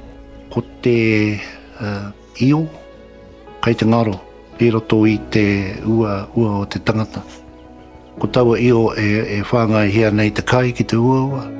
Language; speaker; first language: Māori; non-native, local second language; English